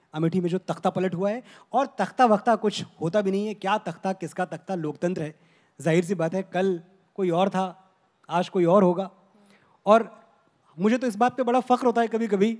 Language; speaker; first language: Hindi; native; Hindi